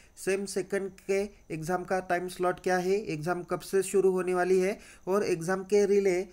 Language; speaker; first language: Hindi; non-native, local second language; Marathi